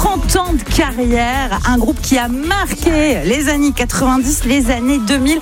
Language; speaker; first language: French; native; French